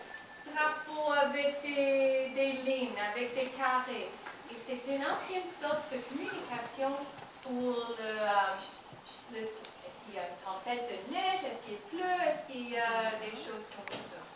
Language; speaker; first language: French; non-native, learner; English